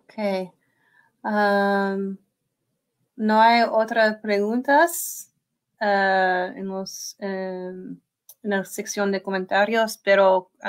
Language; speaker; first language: Spanish; non-native, learner; English